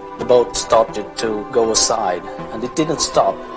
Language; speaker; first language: English; non-native, fluent; Swedish